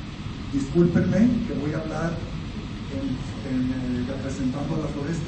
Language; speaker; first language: Spanish; native; Spanish